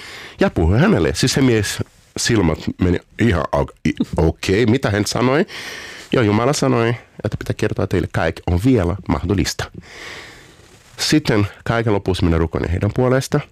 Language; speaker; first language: Finnish; non-native, learner; Portuguese